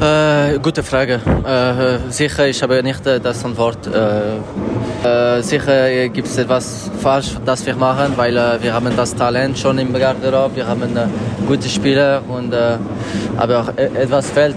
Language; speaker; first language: German; non-native, learner; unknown